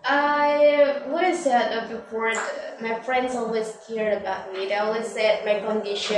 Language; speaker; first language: English; non-native, learner; Indonesian